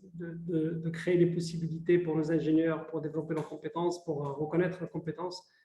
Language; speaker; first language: French; non-native, local second language; Arabic